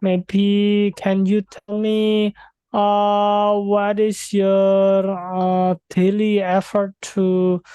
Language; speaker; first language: English; non-native, fluent; Indonesian